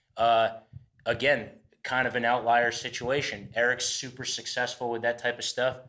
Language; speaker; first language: English; native; English